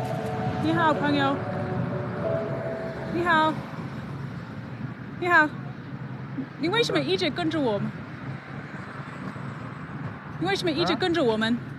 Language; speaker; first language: Chinese; non-native, learner; English